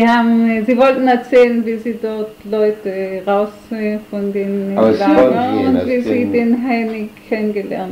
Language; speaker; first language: German; non-native, fluent; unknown